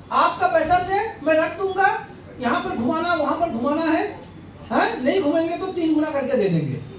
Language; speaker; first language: Hindi; non-native, local second language; Bangla